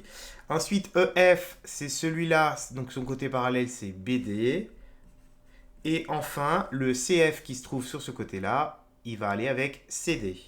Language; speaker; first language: French; native; French